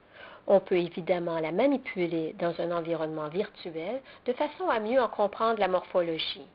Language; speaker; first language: French; native; French